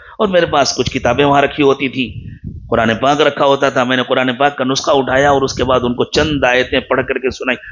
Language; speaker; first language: Urdu; native; Urdu